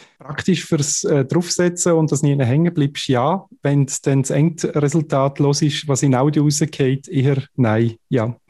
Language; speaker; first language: German; native; German